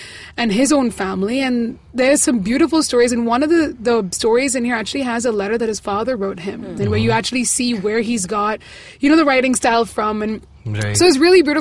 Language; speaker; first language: English; non-native, local second language; Malayalam